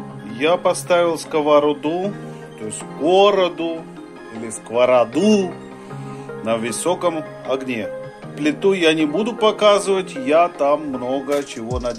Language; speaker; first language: Russian; non-native, fluent; Hindi